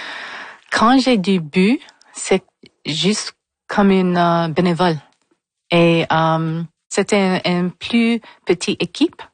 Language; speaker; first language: French; non-native, local second language; English